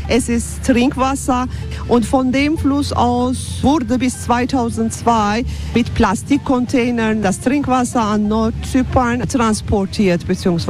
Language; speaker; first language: German; non-native, fluent; Turkish